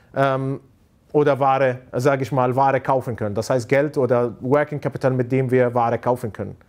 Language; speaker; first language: German; non-native, fluent; Arabic